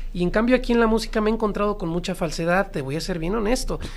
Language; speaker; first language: Spanish; native; Spanish